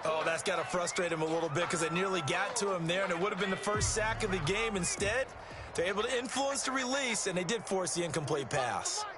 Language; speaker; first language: English; native; English